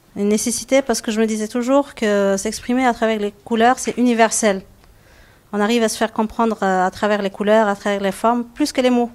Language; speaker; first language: French; non-native, local second language; Arabic